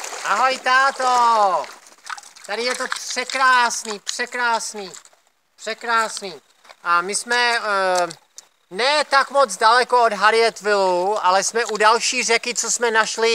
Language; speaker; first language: Czech; early bilingual, heritage; Czech